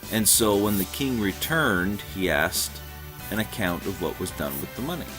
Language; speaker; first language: English; native; English